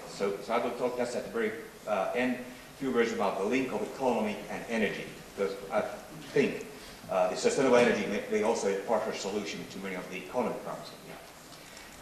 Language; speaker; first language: English; non-native, fluent; Swedish